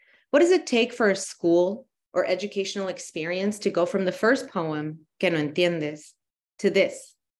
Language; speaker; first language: English; early bilingual, other home language; Spanish